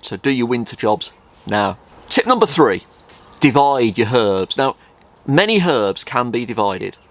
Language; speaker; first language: English; native; English